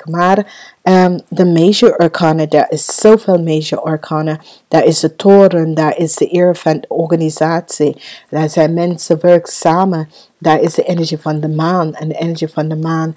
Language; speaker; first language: Dutch; non-native, fluent; English